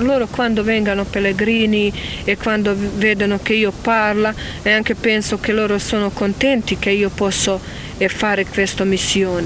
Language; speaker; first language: Italian; non-native, learner; Croatian